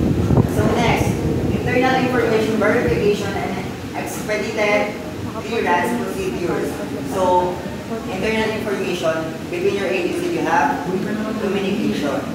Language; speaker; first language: English; non-native, local second language; Filipino